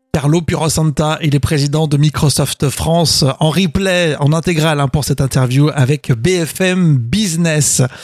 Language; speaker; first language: French; native; French